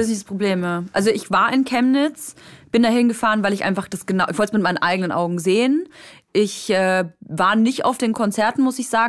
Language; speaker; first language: German; native; German